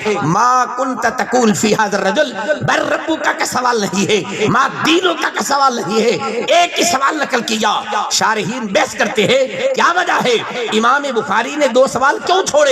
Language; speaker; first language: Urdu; non-native, local second language; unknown